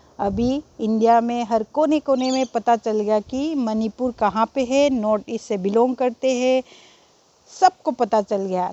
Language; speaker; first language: Hindi; non-native, local second language; Manipuri